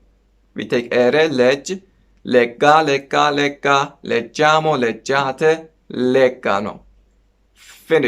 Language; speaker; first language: Italian; non-native, fluent; Persian